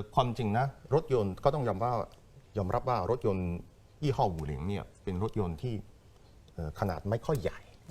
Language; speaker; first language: Thai; non-native, fluent; Chinese